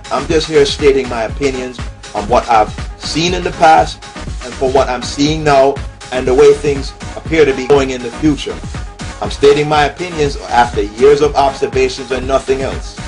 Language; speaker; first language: English; native; English